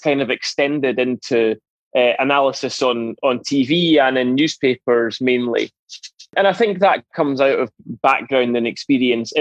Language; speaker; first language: English; native; English